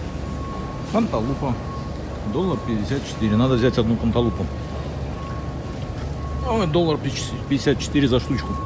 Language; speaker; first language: Russian; native; Russian